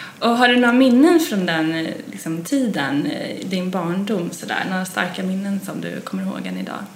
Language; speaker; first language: Swedish; native; Swedish